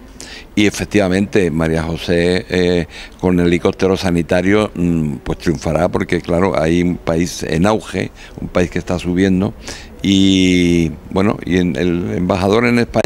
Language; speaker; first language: Spanish; native; Spanish